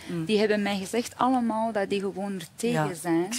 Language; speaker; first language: Dutch; non-native, fluent; Persian